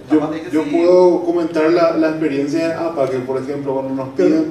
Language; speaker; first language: Spanish; native; Spanish